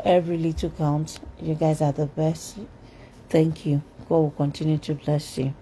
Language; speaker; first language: English; non-native, local second language; Yoruba